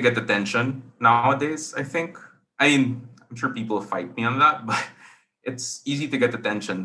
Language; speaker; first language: English; non-native, local second language; Filipino